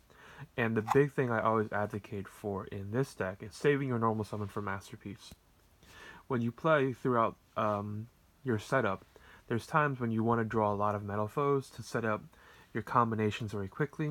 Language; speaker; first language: English; native; English